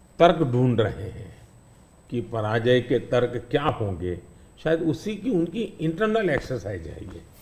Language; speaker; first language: Hindi; non-native, local second language; Gujarati